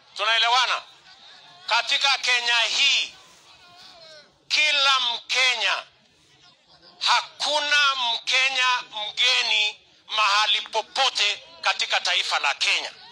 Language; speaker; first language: Swahili; non-native, local second language; Kalenjin